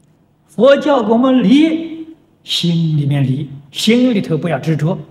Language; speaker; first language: Chinese; native; Chinese